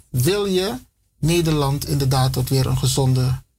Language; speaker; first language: Dutch; non-native, local second language; Sranan Tongo